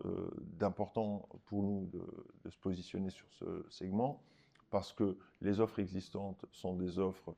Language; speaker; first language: French; non-native, local second language; Arabic